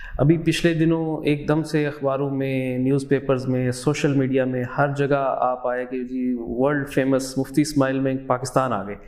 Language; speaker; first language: Urdu; native; Urdu